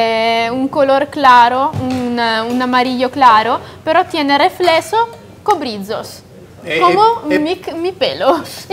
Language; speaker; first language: Spanish; non-native, fluent; Italian